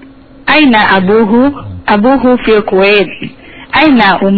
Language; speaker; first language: Arabic; non-native, learner; Indonesian